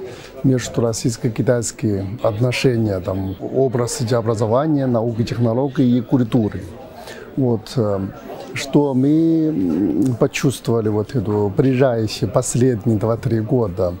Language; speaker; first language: Russian; non-native, learner; Chinese